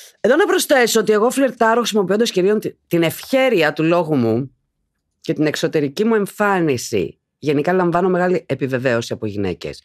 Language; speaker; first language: Greek; native; Greek